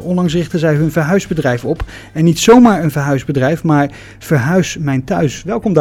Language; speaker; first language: Dutch; native; Dutch